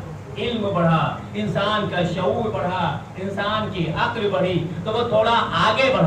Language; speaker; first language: Urdu; native; Urdu